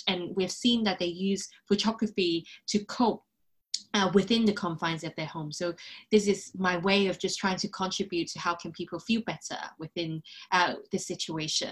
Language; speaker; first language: English; non-native, local second language; Cantonese